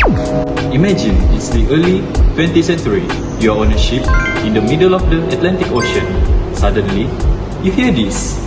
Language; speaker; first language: English; non-native, learner; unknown